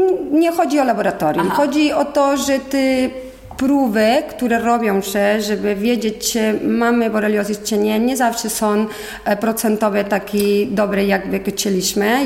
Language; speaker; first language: Polish; non-native, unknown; Spanish